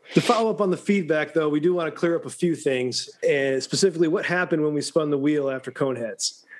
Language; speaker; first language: English; native; English